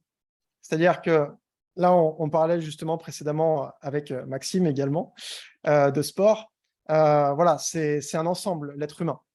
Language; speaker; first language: French; native; French